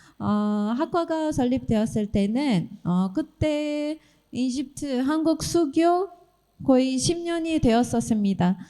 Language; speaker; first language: Korean; non-native, fluent; Arabic